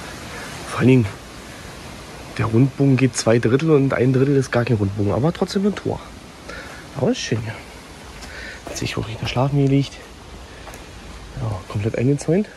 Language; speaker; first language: German; native; German